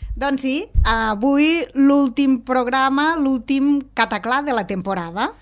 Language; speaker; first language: Catalan; native; Catalan